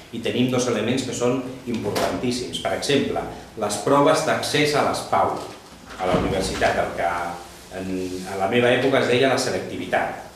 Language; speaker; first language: Catalan; non-native, local second language; Spanish